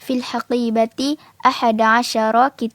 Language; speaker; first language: Arabic; non-native, learner; Malay